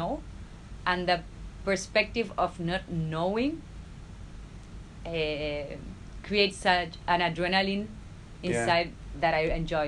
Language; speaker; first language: English; non-native, fluent; Spanish